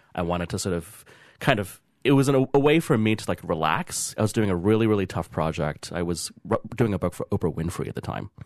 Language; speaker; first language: English; early bilingual, other home language; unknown